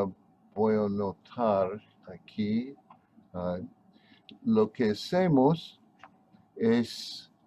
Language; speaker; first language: Spanish; non-native, fluent; English